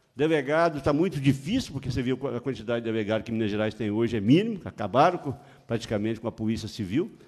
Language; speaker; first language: Portuguese; native; Portuguese